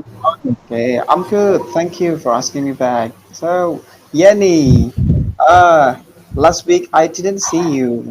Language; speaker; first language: English; non-native, fluent; Indonesian